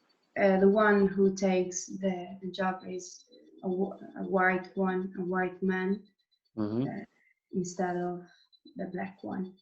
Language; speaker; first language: English; non-native, fluent; Italian